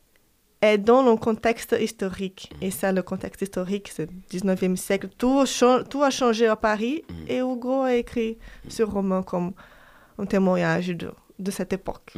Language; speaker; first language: French; non-native, fluent; Portuguese